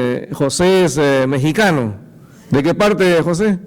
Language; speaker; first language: Spanish; native; Spanish